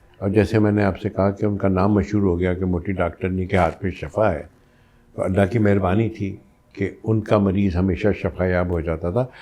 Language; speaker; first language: Urdu; native; Urdu